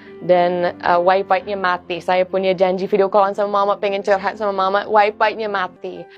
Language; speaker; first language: Indonesian; non-native, fluent; English